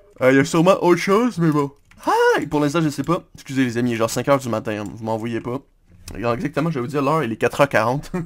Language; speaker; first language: French; native; French